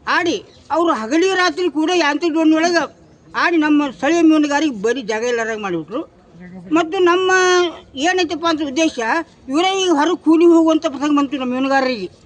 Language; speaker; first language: Kannada; native; Kannada